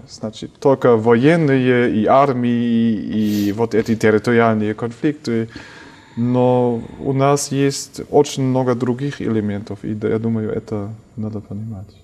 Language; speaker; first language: Russian; non-native, fluent; German